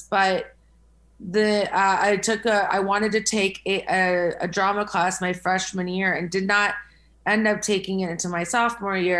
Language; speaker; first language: English; native; English